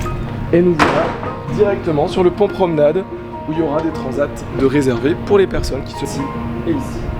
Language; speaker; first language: French; native; French